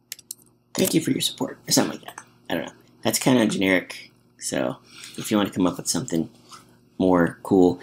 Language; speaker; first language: English; native; English